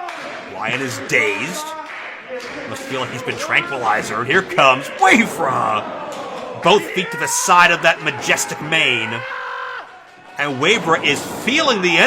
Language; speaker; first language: English; native; English